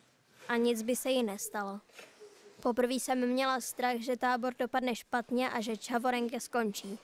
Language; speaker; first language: Czech; native; Czech